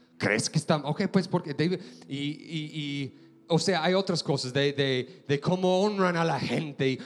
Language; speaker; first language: Spanish; non-native, fluent; English